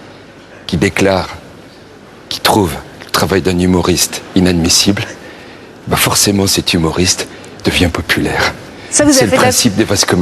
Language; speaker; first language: French; native; French